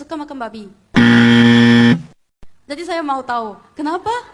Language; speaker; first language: Indonesian; non-native, fluent; Korean